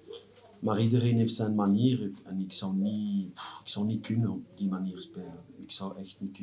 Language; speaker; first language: Dutch; non-native, local second language; French